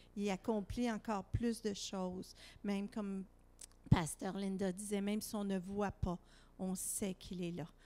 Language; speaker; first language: French; native; French